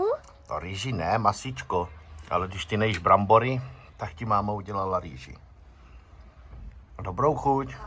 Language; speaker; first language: Czech; native; Czech